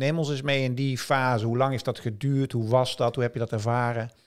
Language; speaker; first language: Dutch; native; Dutch